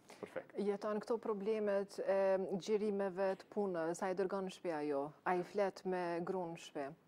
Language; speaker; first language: Albanian; native; Albanian